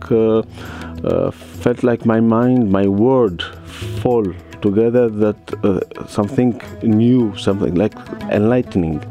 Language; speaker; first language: English; non-native, learner; Arabic